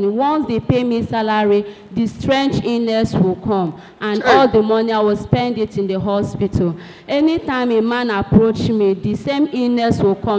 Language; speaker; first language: English; non-native, local second language; Igbo